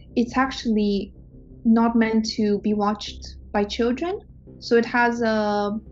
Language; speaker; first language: English; non-native, fluent; Romanian